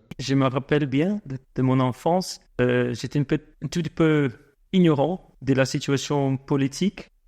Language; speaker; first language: French; non-native, fluent; English